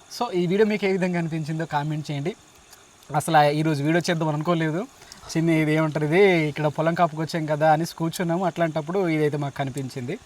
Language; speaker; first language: Telugu; non-native, local second language; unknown